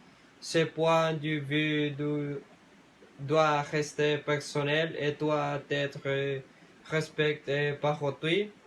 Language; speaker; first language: French; non-native, learner; Spanish